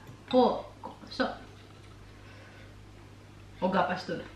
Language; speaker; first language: Swedish; non-native, learner; Indonesian